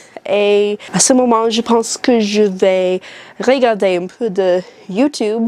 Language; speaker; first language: French; non-native, learner; English